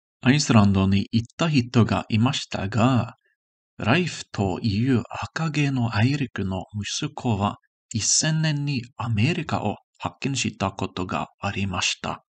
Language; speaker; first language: Japanese; non-native, learner; English